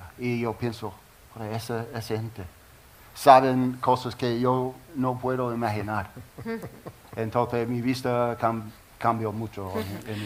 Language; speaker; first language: Spanish; non-native, learner; English